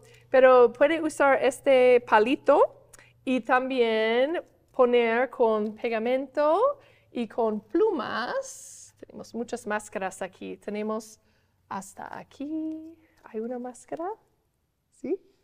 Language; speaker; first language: Spanish; non-native, fluent; English